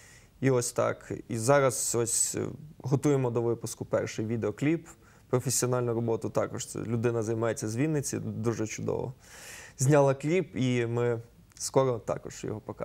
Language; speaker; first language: Ukrainian; native; Ukrainian